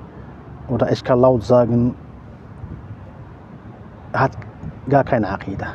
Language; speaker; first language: German; non-native, fluent; Arabic